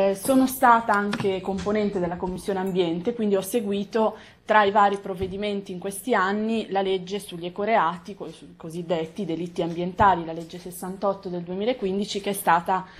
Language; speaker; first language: Italian; native; Italian